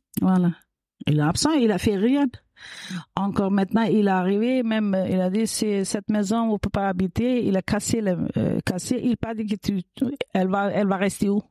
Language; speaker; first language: French; non-native, learner; Kurdish